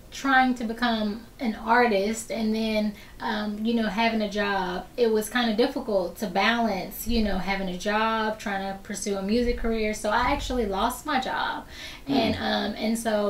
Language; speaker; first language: English; native; English